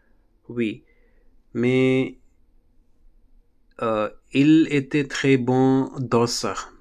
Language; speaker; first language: French; non-native, learner; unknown